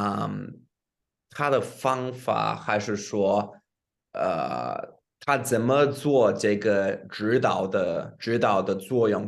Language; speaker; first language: Chinese; non-native, fluent; English